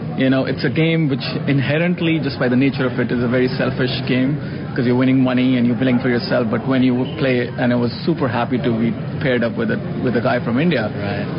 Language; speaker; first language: English; non-native, local second language; Hindi